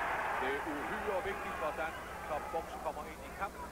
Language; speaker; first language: Danish; native; Danish